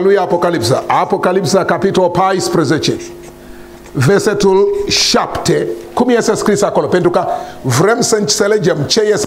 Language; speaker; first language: Romanian; non-native, learner; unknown